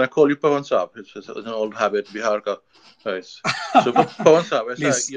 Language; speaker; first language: English; non-native, local second language; Hindi